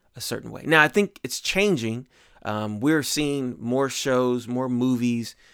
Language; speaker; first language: English; native; English